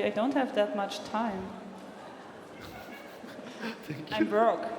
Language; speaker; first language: English; non-native, fluent; German